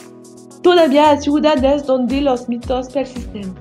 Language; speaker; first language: Spanish; non-native, learner; French